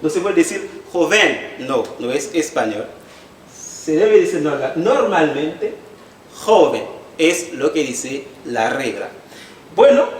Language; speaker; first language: Spanish; non-native, fluent; Haitian Creole